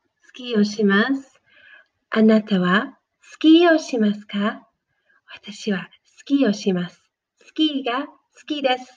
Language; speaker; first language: Japanese; non-native, fluent; English